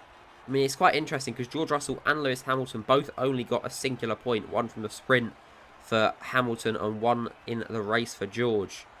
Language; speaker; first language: English; native; English